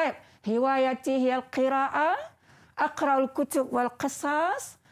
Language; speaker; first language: Arabic; non-native, fluent; Malay